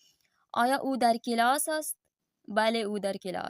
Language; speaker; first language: Persian; non-native, fluent; Urdu